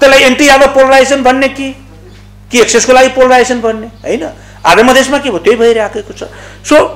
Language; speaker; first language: Nepali; non-native, local second language; Maithili